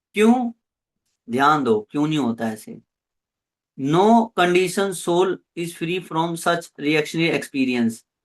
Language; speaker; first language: Hindi; non-native, local second language; Punjabi